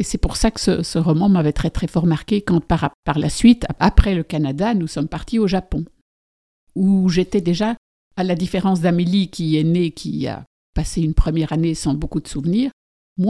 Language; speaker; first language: French; native; French